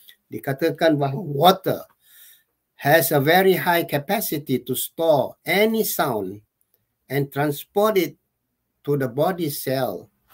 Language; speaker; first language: English; non-native, local second language; Malay